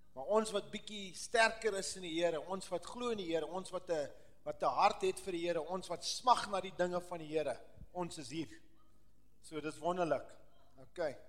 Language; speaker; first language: Afrikaans; non-native, local second language; English